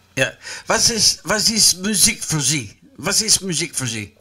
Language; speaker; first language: German; non-native, learner; Dutch